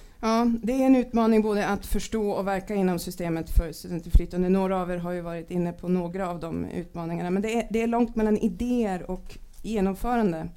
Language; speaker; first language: Swedish; native; Swedish